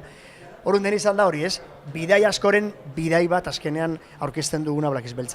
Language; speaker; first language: Basque; native; Basque